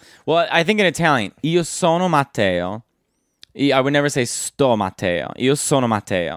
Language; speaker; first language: Italian; non-native, fluent; English